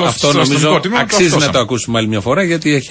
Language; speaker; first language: Greek; native; Greek